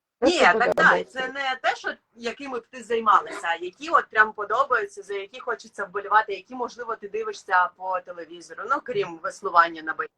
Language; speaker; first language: Ukrainian; native; Ukrainian